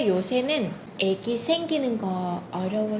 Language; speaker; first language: Korean; non-native, fluent; Vietnamese